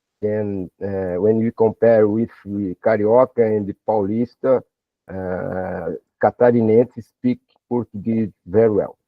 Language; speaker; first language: English; non-native, learner; Portuguese